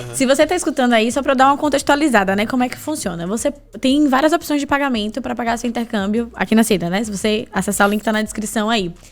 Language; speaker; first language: Portuguese; native; Portuguese